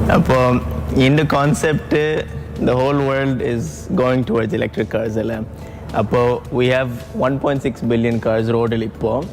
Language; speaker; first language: Malayalam; early bilingual, heritage; Malayalam